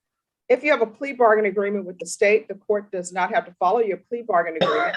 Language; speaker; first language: English; native; English